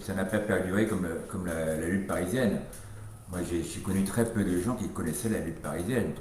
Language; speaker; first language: French; native; French